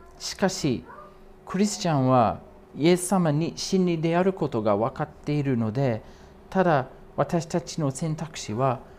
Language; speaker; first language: Japanese; non-native, fluent; English